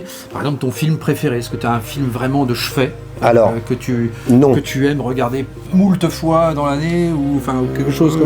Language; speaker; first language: French; native; French